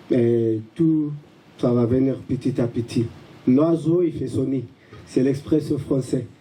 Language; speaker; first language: French; non-native, learner; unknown